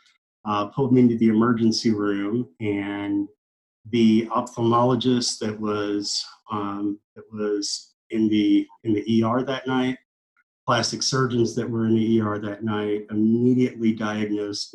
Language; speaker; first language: English; native; English